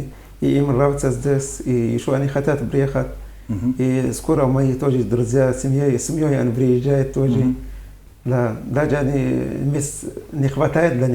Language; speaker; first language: Russian; non-native, fluent; Arabic